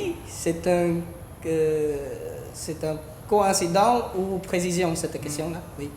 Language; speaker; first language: French; non-native, fluent; Khmer